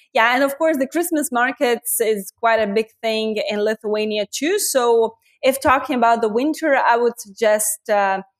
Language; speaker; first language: English; non-native, fluent; Lithuanian